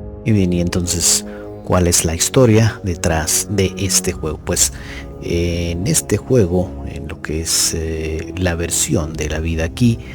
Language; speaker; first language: Spanish; native; Spanish